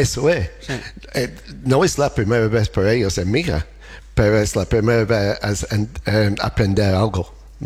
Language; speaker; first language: Spanish; non-native, learner; English